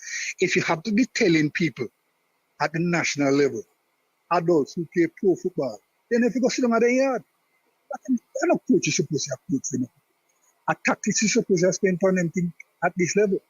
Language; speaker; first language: English; non-native, local second language; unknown